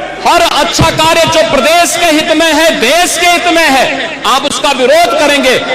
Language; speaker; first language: Hindi; native; Hindi